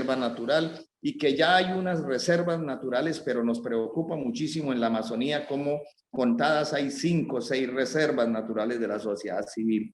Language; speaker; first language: Spanish; native; Spanish